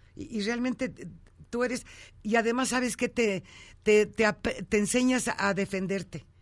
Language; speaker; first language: Spanish; native; Spanish